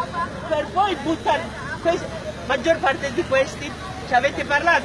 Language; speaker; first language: Italian; non-native, fluent; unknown